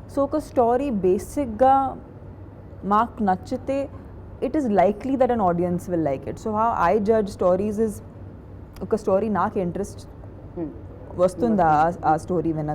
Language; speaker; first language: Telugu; non-native, fluent; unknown